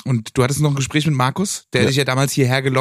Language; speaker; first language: German; native; German